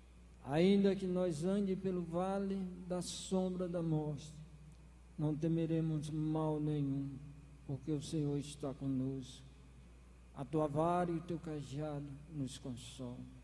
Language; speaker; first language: Portuguese; native; Portuguese